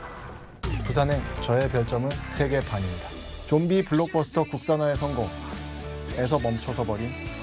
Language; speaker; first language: Korean; native; Korean